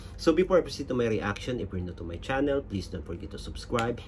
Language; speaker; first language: English; non-native, local second language; Filipino